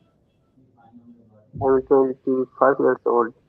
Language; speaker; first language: English; non-native, learner; Urdu